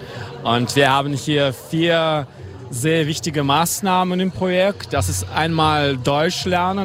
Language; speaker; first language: German; non-native, fluent; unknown